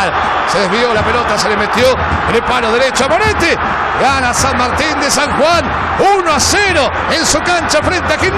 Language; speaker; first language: Spanish; native; Spanish